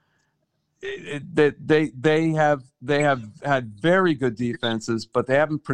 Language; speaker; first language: English; native; English